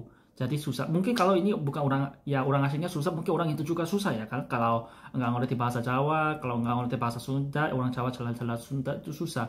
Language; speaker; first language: Indonesian; non-native, fluent; Korean